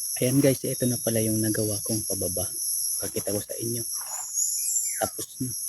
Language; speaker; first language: Filipino; non-native, local second language; Bikol